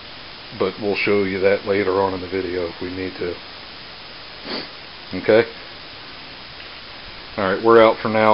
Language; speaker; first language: English; native; English